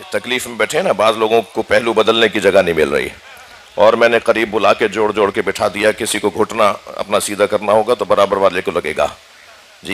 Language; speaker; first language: Urdu; native; Urdu